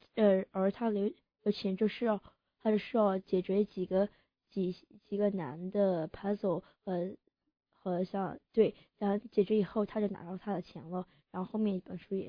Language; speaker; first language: Chinese; early bilingual, heritage; English